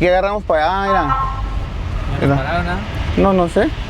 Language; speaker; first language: Spanish; native; Spanish